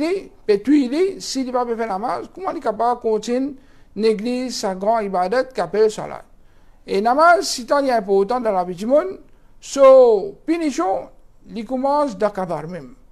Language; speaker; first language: French; non-native, local second language; Morisyen